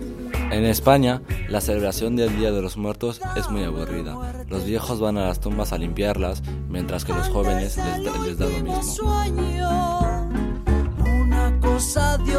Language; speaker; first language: Spanish; non-native, learner; French